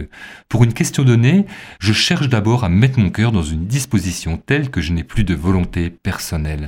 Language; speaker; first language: French; native; French